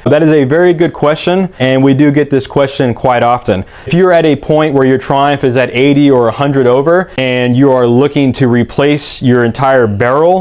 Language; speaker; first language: English; native; English